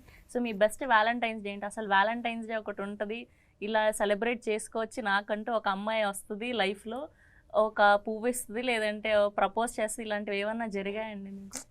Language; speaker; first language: Telugu; native; Telugu